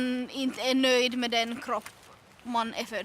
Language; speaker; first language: Swedish; non-native, local second language; Finnish